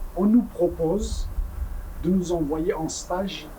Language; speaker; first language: French; non-native, local second language; Kabyle